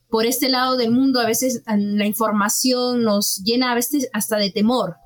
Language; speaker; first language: Spanish; native; Spanish